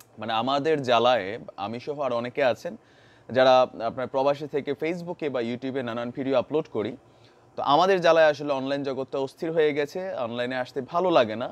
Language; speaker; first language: Bangla; native; Bangla